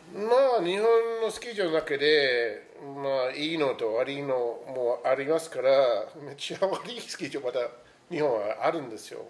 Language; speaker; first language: Japanese; non-native, fluent; English